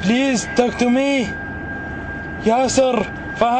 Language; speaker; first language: English; non-native, learner; Arabic